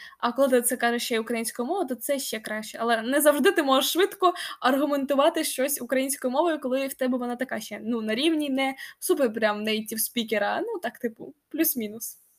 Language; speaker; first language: Ukrainian; non-native, local second language; Russian